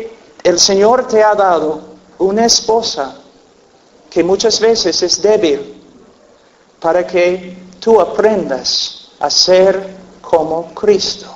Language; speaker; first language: Spanish; non-native, fluent; English